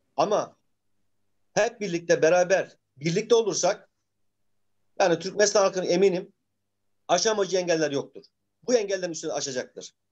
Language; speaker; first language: Turkish; native; Turkish